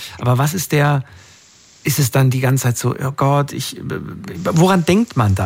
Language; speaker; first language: German; native; German